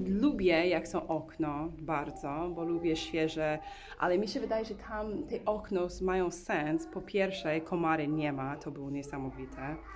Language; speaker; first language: Polish; non-native, learner; English